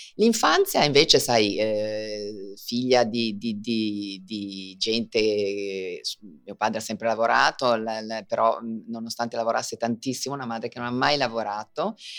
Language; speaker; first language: Italian; native; Italian